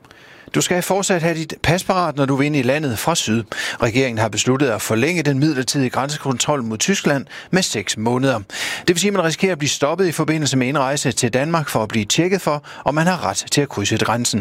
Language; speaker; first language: Danish; native; Danish